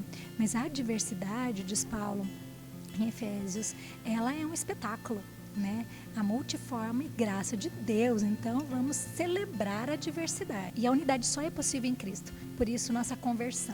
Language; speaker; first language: Portuguese; native; Portuguese